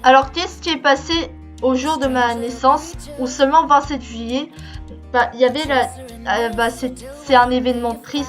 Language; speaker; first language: French; early bilingual, other home language; Korean